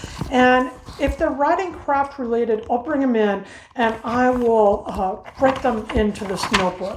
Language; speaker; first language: English; native; English